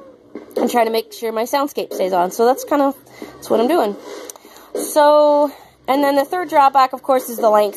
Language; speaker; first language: English; native; English